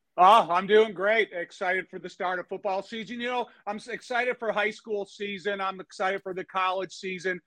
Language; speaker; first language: English; native; English